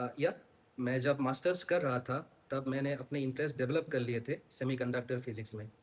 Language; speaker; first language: Hindi; non-native, local second language; Assamese